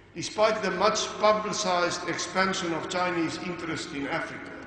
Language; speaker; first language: English; non-native, local second language; Afrikaans